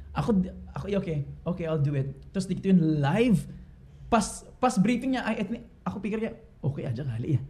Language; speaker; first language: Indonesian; non-native, fluent; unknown